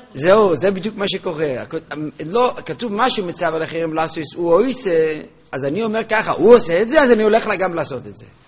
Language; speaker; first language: Hebrew; non-native, local second language; Yiddish